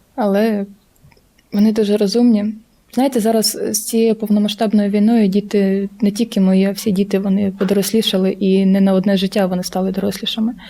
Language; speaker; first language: Ukrainian; non-native, local second language; Russian